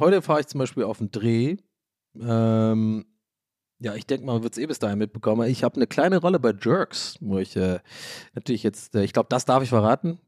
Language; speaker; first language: German; native; German